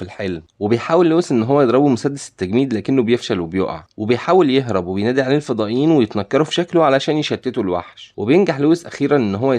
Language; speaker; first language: Arabic; native; Arabic